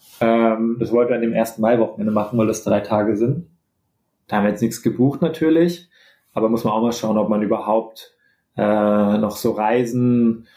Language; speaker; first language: German; native; German